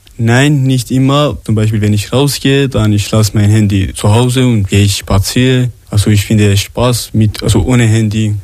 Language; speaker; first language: German; non-native, learner; Arabic